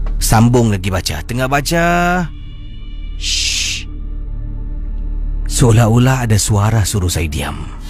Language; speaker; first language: Malay; native; Malay